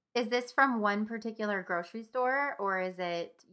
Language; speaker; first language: English; native; English